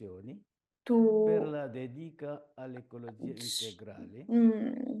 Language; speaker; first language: Italian; non-native, learner; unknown